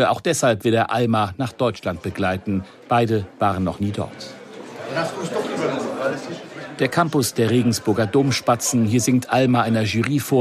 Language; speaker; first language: German; native; German